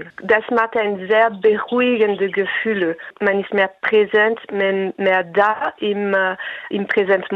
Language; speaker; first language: German; non-native, fluent; French